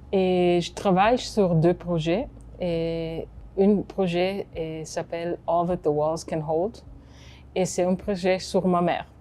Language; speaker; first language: French; non-native, fluent; Hebrew